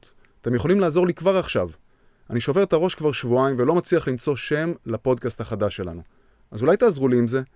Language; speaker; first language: Hebrew; native; Hebrew